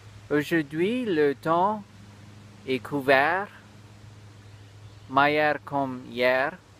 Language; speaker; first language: French; early bilingual, heritage; French